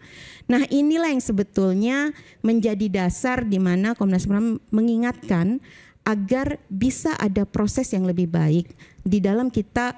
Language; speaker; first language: Indonesian; native; Indonesian